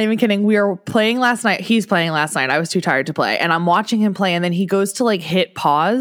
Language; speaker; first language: English; native; English